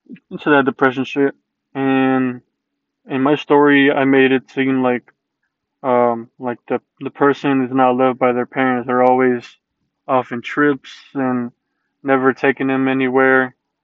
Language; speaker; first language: English; early bilingual, other home language; Spanish